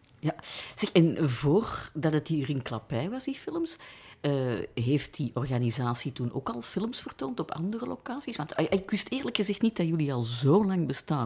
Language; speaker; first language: Dutch; native; Dutch